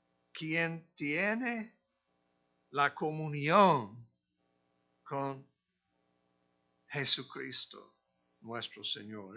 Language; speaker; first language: Spanish; non-native, fluent; English